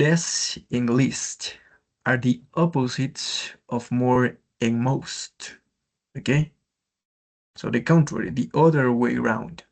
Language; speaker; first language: English; non-native, fluent; Spanish